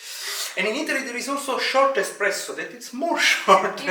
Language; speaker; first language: English; non-native, fluent; Italian